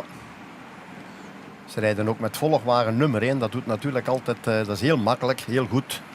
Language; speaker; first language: Dutch; native; Dutch